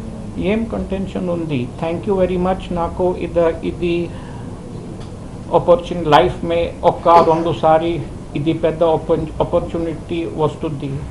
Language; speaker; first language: Telugu; early bilingual, heritage; Telugu